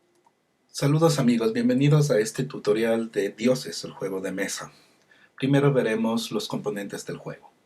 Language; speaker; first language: Spanish; native; Spanish